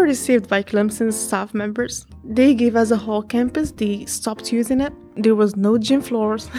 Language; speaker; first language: English; non-native, fluent; Arabic